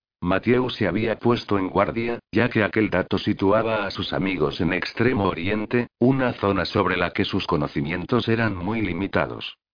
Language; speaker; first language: Spanish; native; Spanish